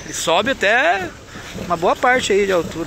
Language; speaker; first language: Portuguese; native; Portuguese